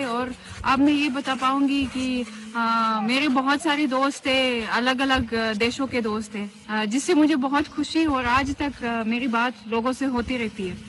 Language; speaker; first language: Hindi; non-native, fluent; Russian